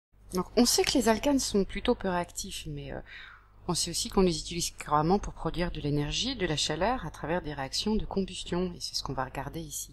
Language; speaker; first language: French; native; French